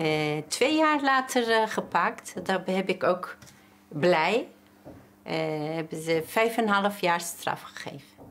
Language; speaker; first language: Dutch; non-native, learner; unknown